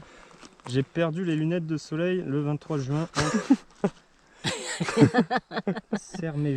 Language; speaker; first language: French; native; French